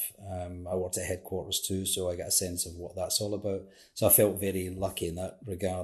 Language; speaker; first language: English; native; English